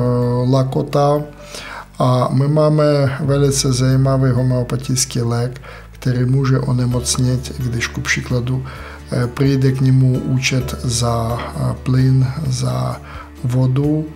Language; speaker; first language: Czech; non-native, fluent; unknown